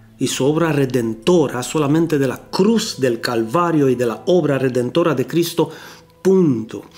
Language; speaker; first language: Spanish; non-native, fluent; Romanian